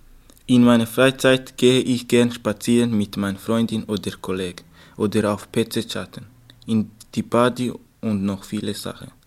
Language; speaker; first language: German; non-native, learner; Kinyarwanda